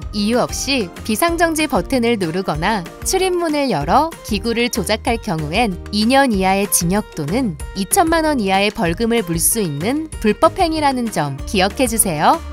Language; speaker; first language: Korean; native; Korean